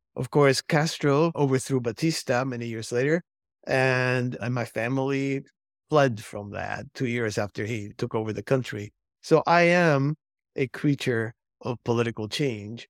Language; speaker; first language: English; early bilingual, other home language; Spanish